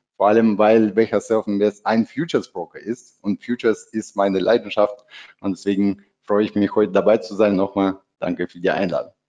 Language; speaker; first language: German; non-native, fluent; Russian